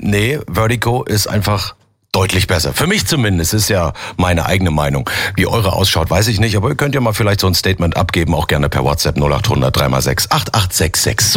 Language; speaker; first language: German; native; German